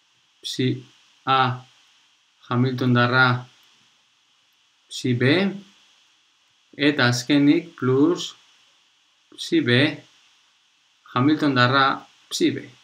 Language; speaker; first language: Basque; non-native, local second language; Spanish